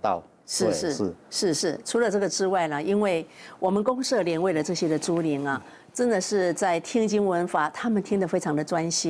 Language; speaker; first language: Chinese; native; Chinese